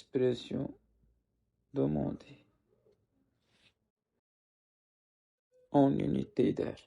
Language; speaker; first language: French; non-native, local second language; Arabic